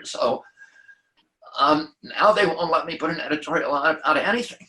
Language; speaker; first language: English; native; English